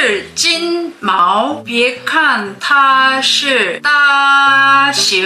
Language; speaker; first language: Chinese; non-native, learner; Korean